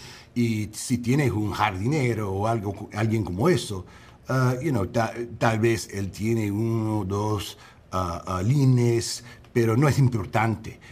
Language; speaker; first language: Spanish; non-native, learner; English